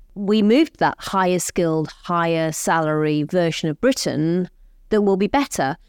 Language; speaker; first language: English; native; English